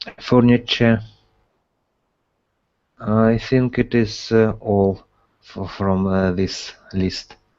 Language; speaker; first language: English; non-native, learner; Russian